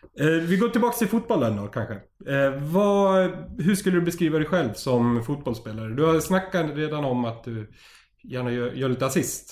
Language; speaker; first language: Swedish; native; Swedish